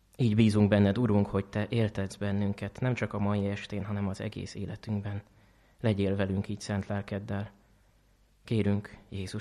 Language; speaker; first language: Hungarian; native; Hungarian